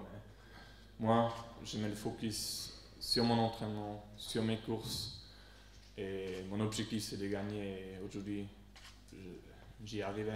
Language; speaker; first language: French; non-native, local second language; Swiss German